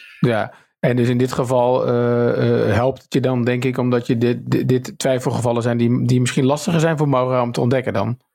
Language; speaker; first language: Dutch; native; Dutch